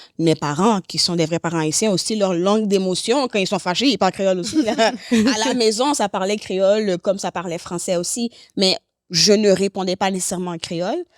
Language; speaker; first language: French; native; French